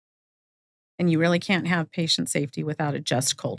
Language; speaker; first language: English; native; English